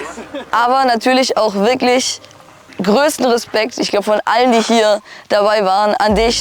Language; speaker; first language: German; native; German